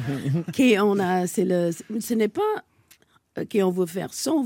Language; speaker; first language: French; non-native, fluent; English